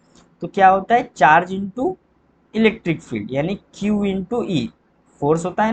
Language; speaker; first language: Hindi; native; Hindi